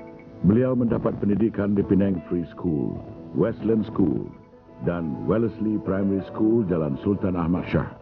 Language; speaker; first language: Malay; native; Malay